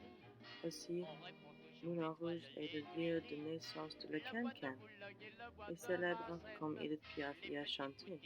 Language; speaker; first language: French; non-native, learner; English